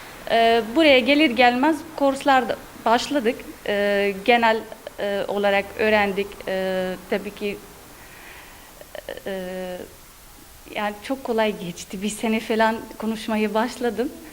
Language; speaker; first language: Turkish; non-native, fluent; Arabic